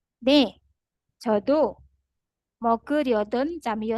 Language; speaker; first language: Korean; non-native, fluent; Indonesian